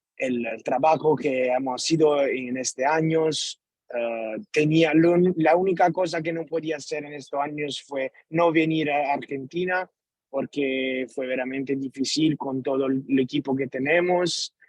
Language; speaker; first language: Spanish; non-native, learner; Italian